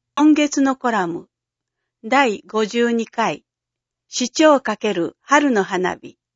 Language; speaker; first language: Japanese; native; Japanese